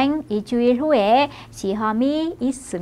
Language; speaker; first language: Korean; non-native, fluent; Vietnamese